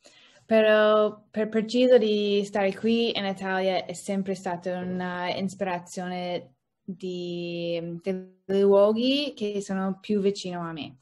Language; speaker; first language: Italian; non-native, learner; English